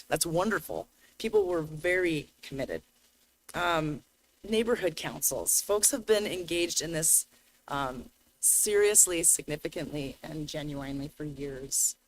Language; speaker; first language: English; native; English